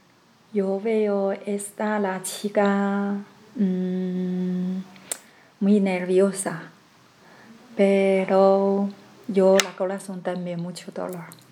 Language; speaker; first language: Spanish; non-native, learner; Chinese